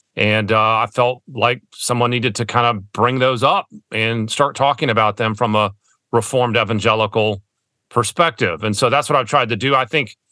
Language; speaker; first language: English; early bilingual, other home language; German